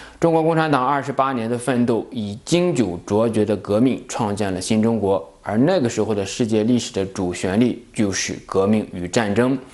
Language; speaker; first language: Chinese; native; Chinese